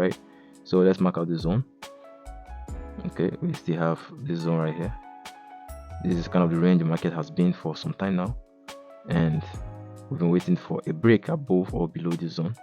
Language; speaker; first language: English; native; English